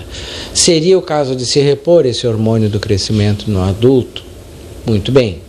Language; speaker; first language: Portuguese; native; Portuguese